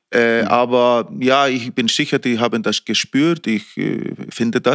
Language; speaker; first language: German; non-native, fluent; Icelandic